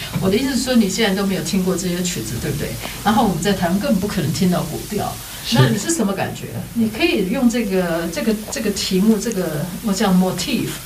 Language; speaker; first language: German; non-native, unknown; Chinese